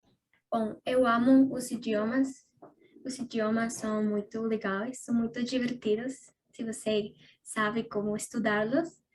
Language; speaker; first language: Portuguese; non-native, learner; Spanish